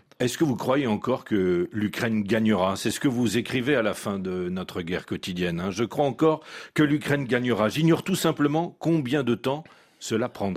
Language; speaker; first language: French; native; French